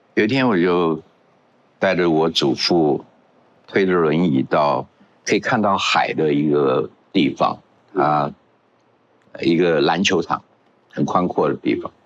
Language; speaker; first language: Chinese; non-native, local second language; Hakka Chinese